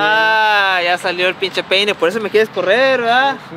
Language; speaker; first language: Spanish; early bilingual, other home language; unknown